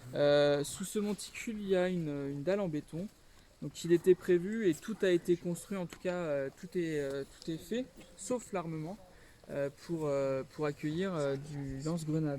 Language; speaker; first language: French; native; French